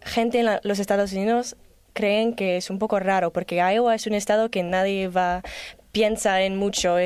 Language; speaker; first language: Spanish; non-native, learner; English